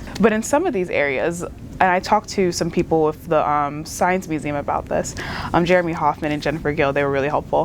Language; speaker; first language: English; native; English